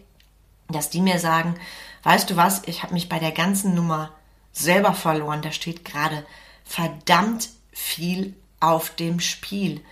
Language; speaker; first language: German; native; German